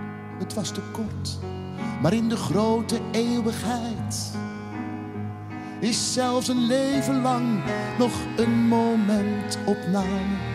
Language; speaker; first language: Dutch; native; Dutch